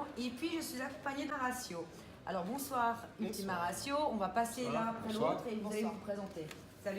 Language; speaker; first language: French; native; French